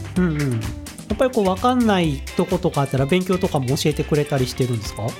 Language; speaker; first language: Japanese; native; Japanese